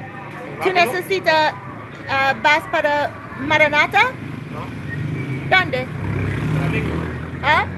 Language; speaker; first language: Spanish; non-native, learner; English